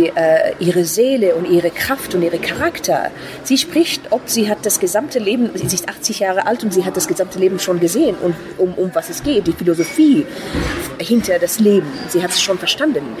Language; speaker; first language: German; non-native, fluent; Persian